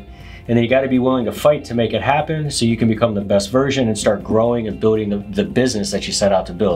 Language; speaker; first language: English; native; English